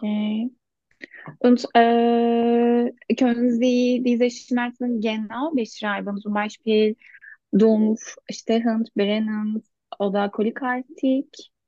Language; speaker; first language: German; non-native, learner; Turkish